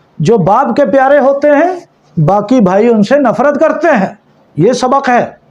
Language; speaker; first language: Urdu; non-native, local second language; Punjabi